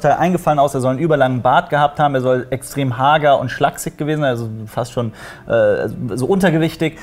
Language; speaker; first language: German; native; German